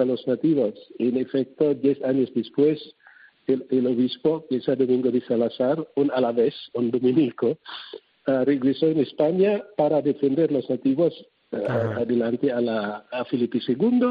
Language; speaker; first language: Spanish; non-native, fluent; Cebuano